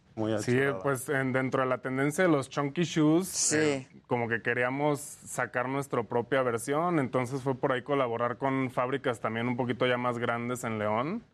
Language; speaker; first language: Spanish; native; Spanish